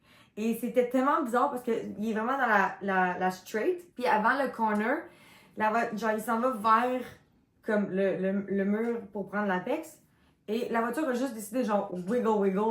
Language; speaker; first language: French; native; French